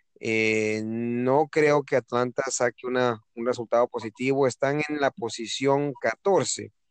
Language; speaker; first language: Spanish; native; Spanish